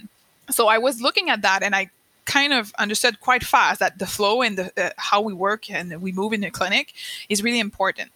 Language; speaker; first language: English; non-native, fluent; French